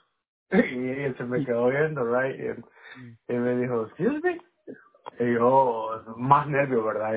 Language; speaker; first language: Spanish; native; Spanish